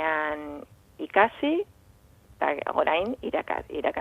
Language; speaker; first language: Basque; non-native, fluent; Spanish